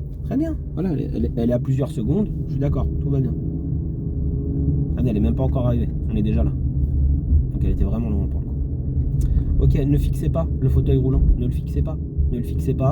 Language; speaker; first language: French; native; French